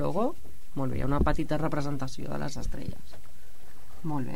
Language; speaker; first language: Catalan; native; Catalan